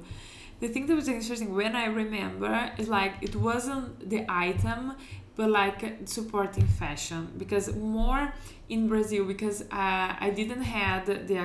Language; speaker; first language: English; non-native, fluent; Portuguese